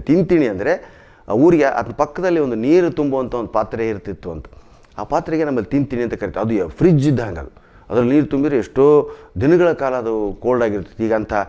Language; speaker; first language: Kannada; native; Kannada